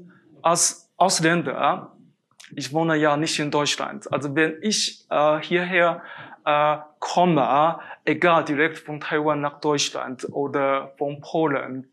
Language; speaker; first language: German; non-native, fluent; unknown